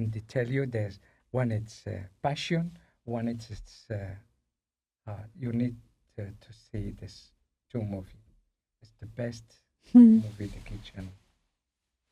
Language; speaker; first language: English; non-native, learner; Spanish